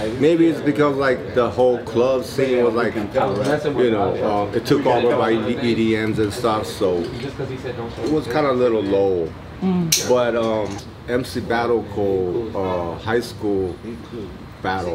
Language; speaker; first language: English; non-native, fluent; Japanese